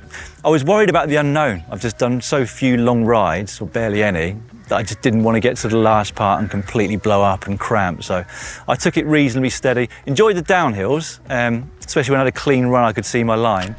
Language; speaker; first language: English; native; English